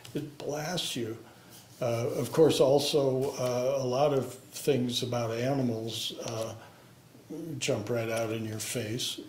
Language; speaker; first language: English; native; English